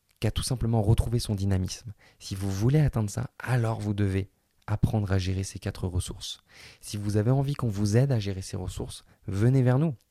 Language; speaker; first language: French; native; French